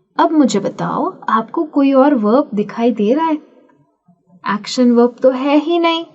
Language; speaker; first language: Hindi; native; Hindi